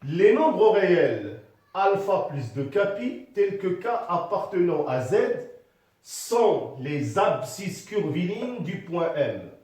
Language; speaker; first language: French; non-native, local second language; Arabic